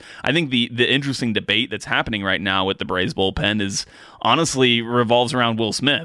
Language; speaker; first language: English; native; English